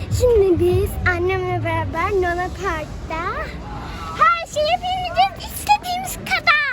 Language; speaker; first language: Turkish; native; Turkish